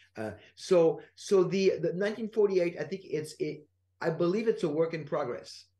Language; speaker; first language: English; non-native, fluent; French